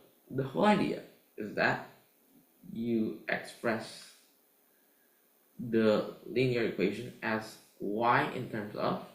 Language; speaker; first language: English; non-native, fluent; Indonesian